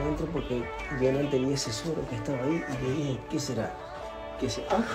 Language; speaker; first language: Spanish; native; Spanish